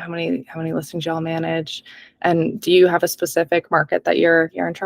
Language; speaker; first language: English; native; English